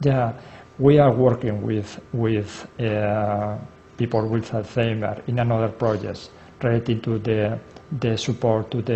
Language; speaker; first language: English; non-native, learner; Spanish